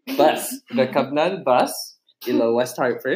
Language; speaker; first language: Arabic; non-native, learner; English